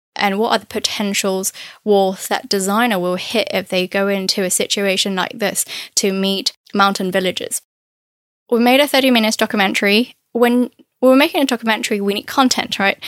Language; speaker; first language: English; non-native, fluent; Chinese